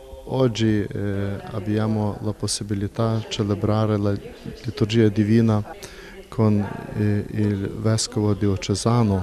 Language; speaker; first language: Italian; non-native, fluent; Ukrainian